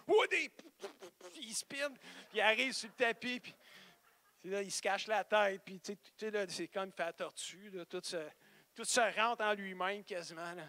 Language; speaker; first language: French; native; French